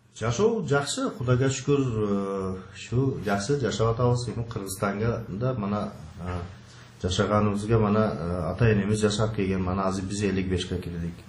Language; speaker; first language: Kyrgyz; non-native, local second language; Tajik